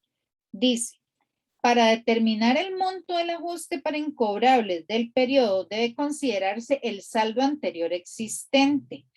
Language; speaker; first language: Spanish; native; Spanish